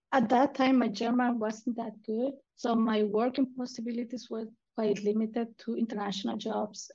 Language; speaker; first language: English; non-native, fluent; Spanish